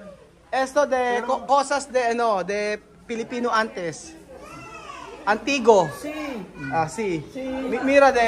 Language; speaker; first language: Spanish; non-native, learner; Filipino